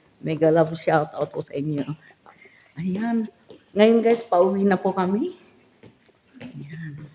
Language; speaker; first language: Filipino; non-native, local second language; Cebuano